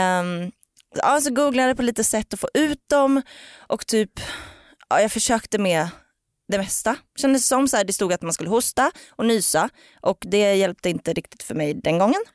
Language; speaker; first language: Swedish; native; Swedish